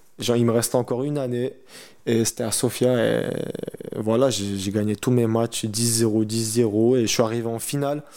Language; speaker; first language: French; early bilingual, other home language; Chechen